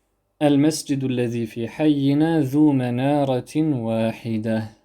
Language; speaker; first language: Arabic; non-native, fluent; French